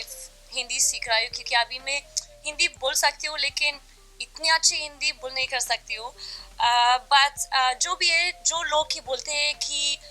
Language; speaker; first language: Hindi; non-native, learner; Arabic